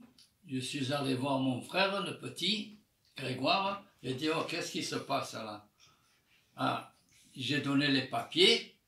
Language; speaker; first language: French; non-native, fluent; Armenian